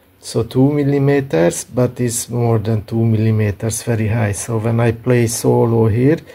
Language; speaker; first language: English; non-native, learner; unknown